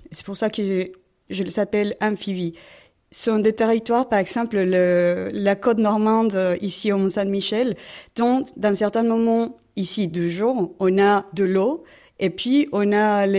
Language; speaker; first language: French; non-native, fluent; Spanish